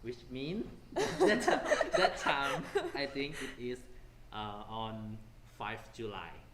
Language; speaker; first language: English; non-native, fluent; Thai